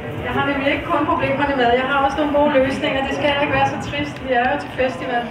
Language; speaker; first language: Danish; native; Danish